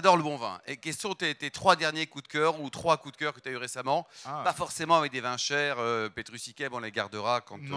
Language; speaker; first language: French; native; French